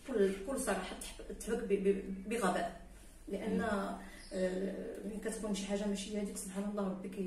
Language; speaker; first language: Arabic; native; Arabic